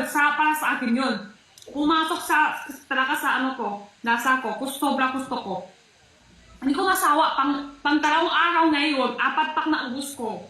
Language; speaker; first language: Filipino; non-native, learner; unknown